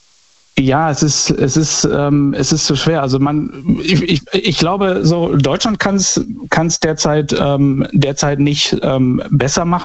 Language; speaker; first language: German; native; German